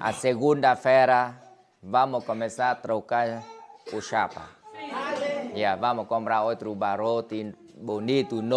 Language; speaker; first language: Portuguese; non-native, learner; Vietnamese